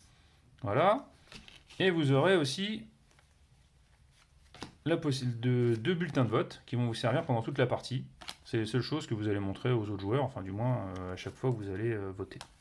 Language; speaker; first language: French; native; French